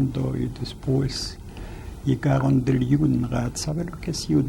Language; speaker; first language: Spanish; non-native, fluent; Yiddish